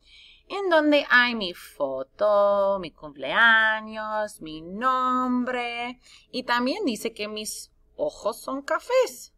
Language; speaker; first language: Spanish; non-native, fluent; English